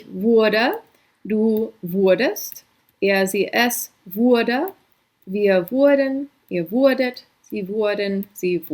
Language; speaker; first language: German; non-native, fluent; English